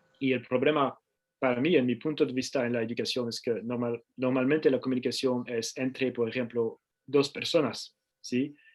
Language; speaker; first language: Spanish; non-native, learner; French